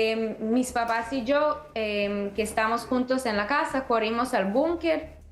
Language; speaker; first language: Spanish; early bilingual, heritage; Spanish